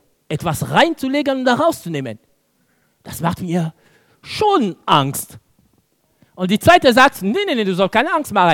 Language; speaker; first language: German; non-native, fluent; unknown